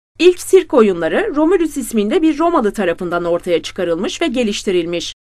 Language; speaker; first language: Turkish; native; Turkish